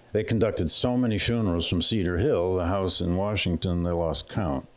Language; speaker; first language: English; native; English